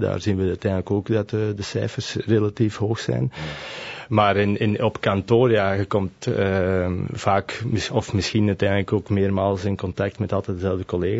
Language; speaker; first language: Dutch; native; Dutch